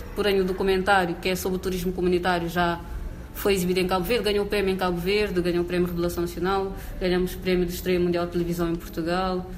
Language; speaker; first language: Portuguese; non-native, local second language; Kabuverdianu